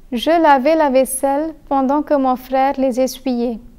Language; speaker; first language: French; non-native, fluent; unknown